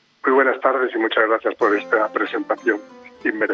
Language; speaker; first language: Spanish; native; Spanish